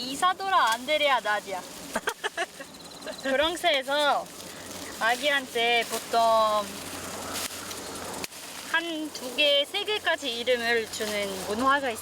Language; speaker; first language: Korean; non-native, fluent; French